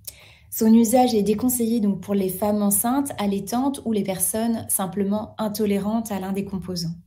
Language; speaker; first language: French; native; French